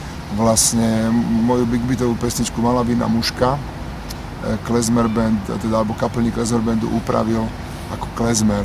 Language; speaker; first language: Slovak; native; Slovak